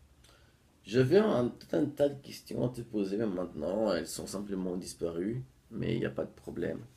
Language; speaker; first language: French; non-native, fluent; Portuguese